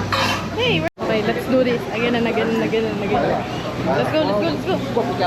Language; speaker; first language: English; non-native, local second language; Filipino